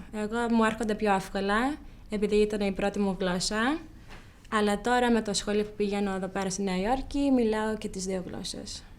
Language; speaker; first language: Greek; early bilingual, heritage; Greek